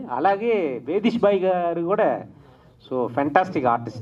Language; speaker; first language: Telugu; native; Telugu